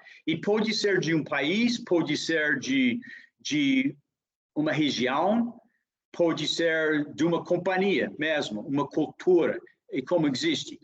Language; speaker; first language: Portuguese; non-native, fluent; English